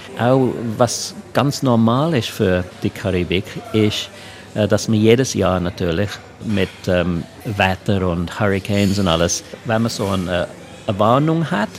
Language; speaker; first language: German; non-native, local second language; English